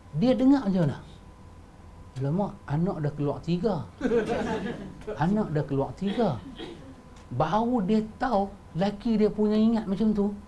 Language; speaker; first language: Malay; native; Malay